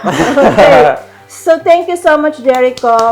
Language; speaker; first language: English; non-native, local second language; Filipino